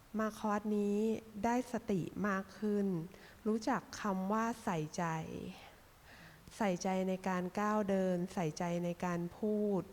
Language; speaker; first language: Thai; native; Thai